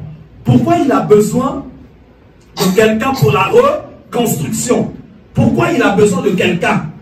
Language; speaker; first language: French; non-native, local second language; Lingala